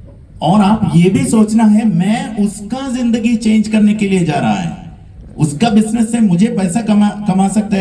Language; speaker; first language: Hindi; non-native, learner; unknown